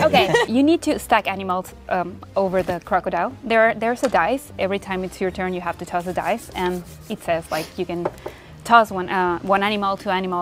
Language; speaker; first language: English; non-native, fluent; Spanish